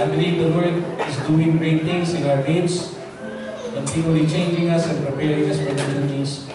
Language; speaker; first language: English; non-native, local second language; Filipino